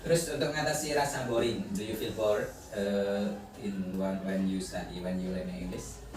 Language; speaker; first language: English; non-native, learner; Indonesian